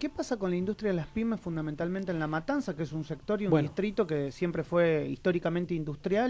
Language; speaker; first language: Spanish; native; Spanish